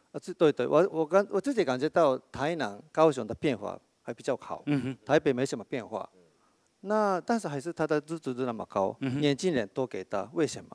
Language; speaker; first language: Chinese; non-native, fluent; Japanese